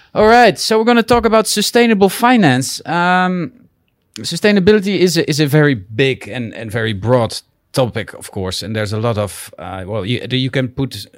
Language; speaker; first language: English; non-native, fluent; Dutch